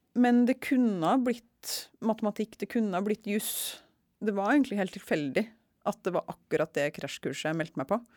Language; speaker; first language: Norwegian; native; Norwegian